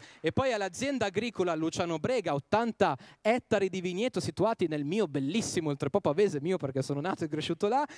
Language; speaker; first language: Italian; native; Italian